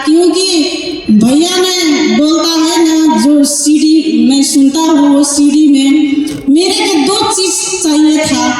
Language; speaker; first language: Hindi; non-native, learner; Nepali